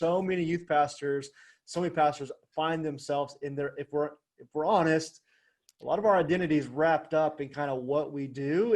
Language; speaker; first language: English; native; English